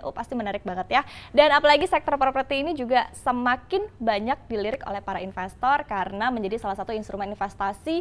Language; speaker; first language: Indonesian; native; Indonesian